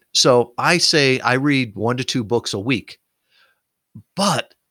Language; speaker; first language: English; native; English